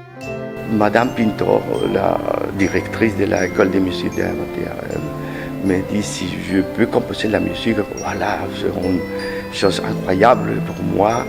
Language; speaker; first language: French; non-native, learner; Spanish